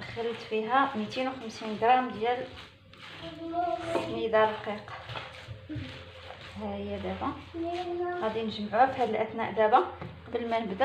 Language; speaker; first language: Arabic; native; Arabic